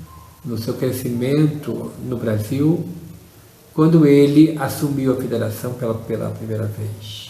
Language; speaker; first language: Portuguese; native; Portuguese